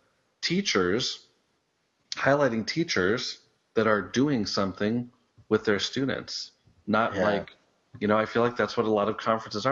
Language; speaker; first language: English; native; English